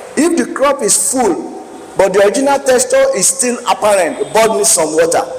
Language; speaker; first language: English; non-native, local second language; Yoruba